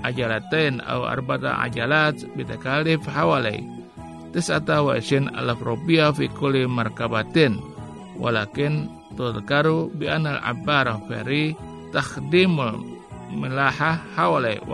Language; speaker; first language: Arabic; non-native, fluent; Indonesian